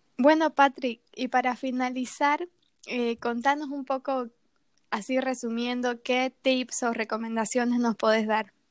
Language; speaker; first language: Spanish; native; Spanish